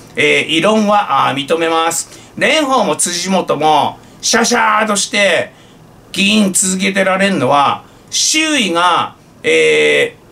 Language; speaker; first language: Japanese; native; Japanese